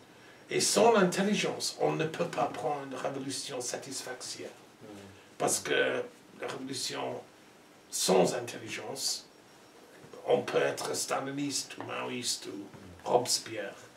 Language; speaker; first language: French; non-native, learner; English